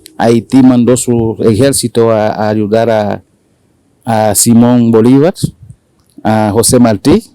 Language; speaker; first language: Spanish; non-native, fluent; Haitian Creole